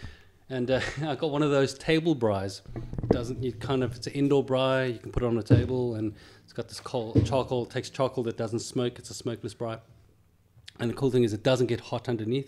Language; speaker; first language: English; native; English